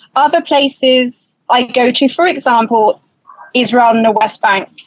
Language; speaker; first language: English; native; English